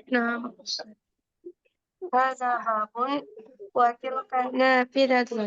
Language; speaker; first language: Arabic; non-native, learner; Indonesian